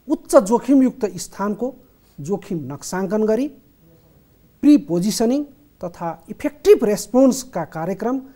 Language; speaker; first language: Nepali; native; Nepali